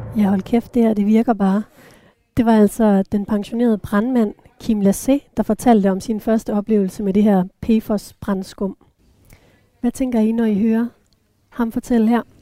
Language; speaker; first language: Danish; native; Danish